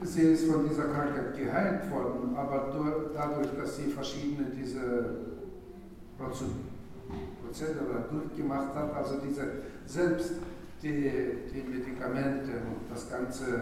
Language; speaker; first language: German; non-native, fluent; Russian